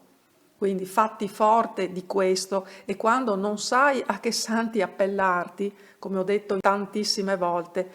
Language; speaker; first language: Italian; native; Italian